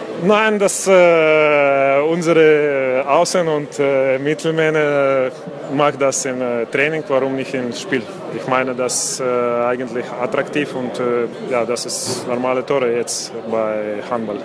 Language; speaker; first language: German; non-native, learner; Russian